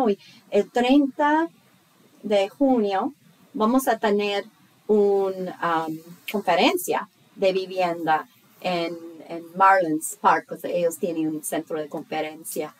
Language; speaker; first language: Spanish; non-native, fluent; English